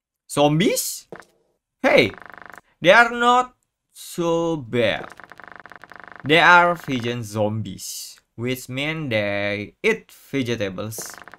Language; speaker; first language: English; non-native, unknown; Indonesian